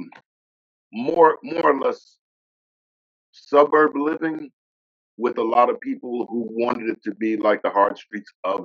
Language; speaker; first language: English; native; English